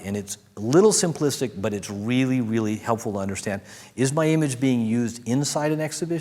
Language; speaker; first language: English; native; English